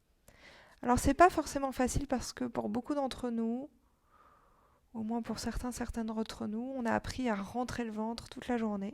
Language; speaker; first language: French; native; French